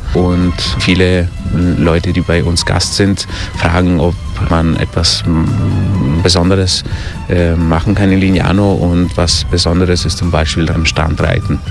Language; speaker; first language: German; early bilingual, heritage; German